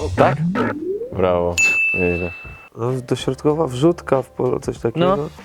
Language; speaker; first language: Polish; native; Polish